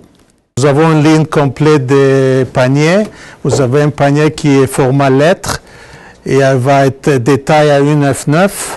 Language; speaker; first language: French; non-native, fluent; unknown